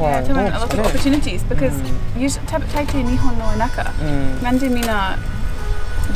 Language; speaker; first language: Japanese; non-native, learner; English